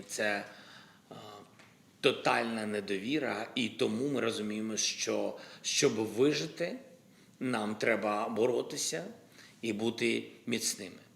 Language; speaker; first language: Ukrainian; non-native, local second language; Russian